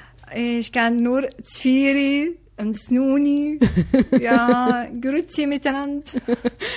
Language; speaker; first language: German; non-native, learner; Arabic